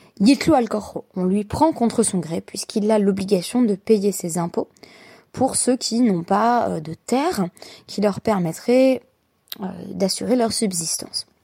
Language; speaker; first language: French; native; French